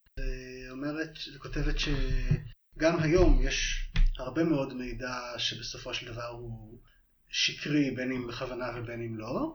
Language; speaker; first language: Hebrew; native; Hebrew